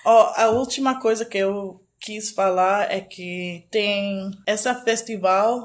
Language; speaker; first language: Portuguese; non-native, fluent; English